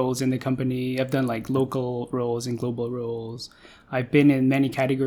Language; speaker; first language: English; non-native, local second language; Filipino